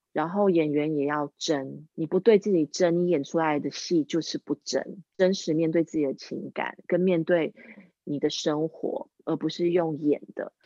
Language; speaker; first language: Chinese; non-native, local second language; English